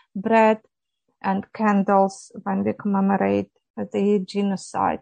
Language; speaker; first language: English; non-native, fluent; Ukrainian